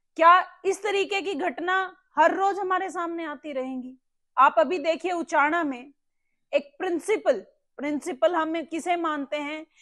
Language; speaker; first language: Hindi; native; Hindi